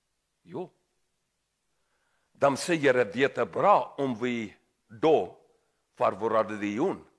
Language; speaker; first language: Swedish; non-native, learner; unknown